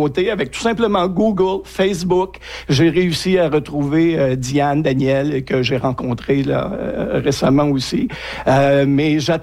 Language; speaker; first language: French; native; French